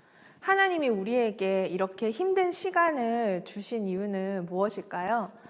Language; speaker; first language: Korean; native; Korean